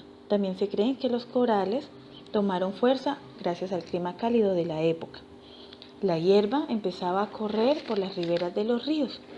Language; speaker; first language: Spanish; native; Spanish